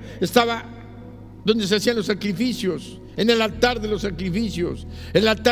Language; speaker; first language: Spanish; native; Spanish